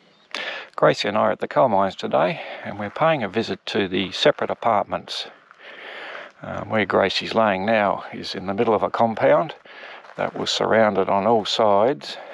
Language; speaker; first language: English; native; English